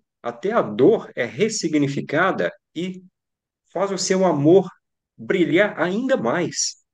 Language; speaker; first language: Portuguese; native; Portuguese